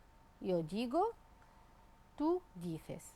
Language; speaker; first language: Spanish; non-native, fluent; Arabic